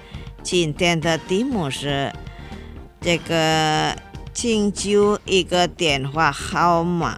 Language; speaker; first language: Chinese; non-native, fluent; Indonesian